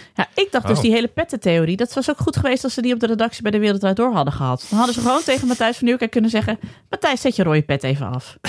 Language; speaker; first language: Dutch; native; Dutch